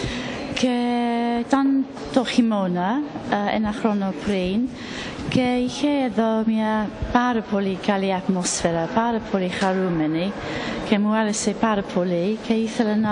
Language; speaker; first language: Greek; non-native, fluent; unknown